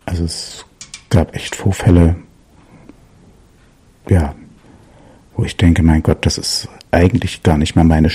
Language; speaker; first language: German; native; German